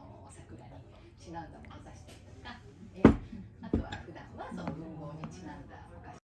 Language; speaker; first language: Japanese; native; Japanese